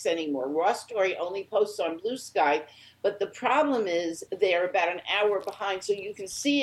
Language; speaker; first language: English; native; English